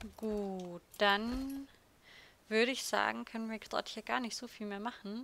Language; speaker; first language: German; native; German